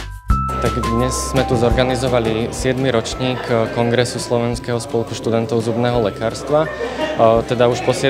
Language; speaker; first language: Slovak; native; Slovak